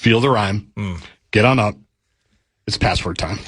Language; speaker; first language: English; native; English